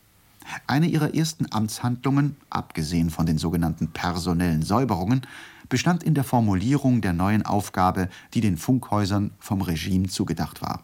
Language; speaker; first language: German; native; German